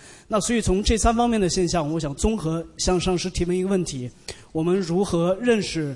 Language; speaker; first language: Chinese; native; Chinese